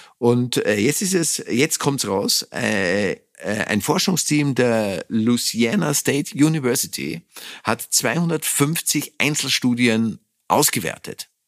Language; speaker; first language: German; native; German